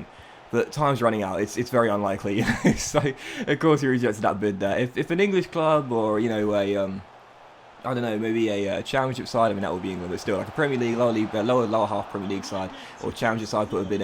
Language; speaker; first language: English; native; English